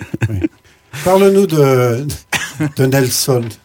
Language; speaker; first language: French; native; French